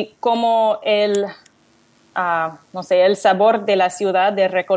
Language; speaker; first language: Spanish; non-native, learner; English